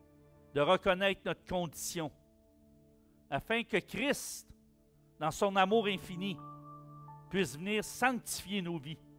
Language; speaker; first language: French; native; French